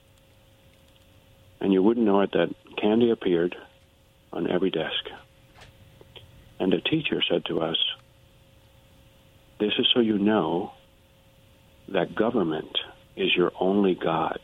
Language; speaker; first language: English; early bilingual, other home language; Spanish